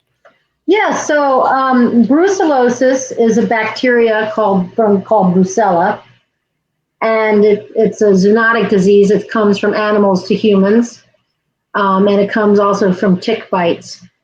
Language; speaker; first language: English; native; English